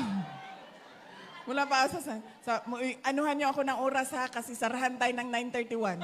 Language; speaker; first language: Filipino; non-native, local second language; Cebuano